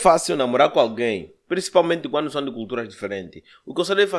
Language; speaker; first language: Portuguese; native; Portuguese